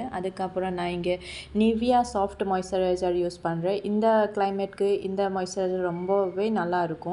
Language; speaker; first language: Tamil; non-native, fluent; Assamese